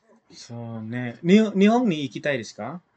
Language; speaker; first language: Japanese; non-native, fluent; Indonesian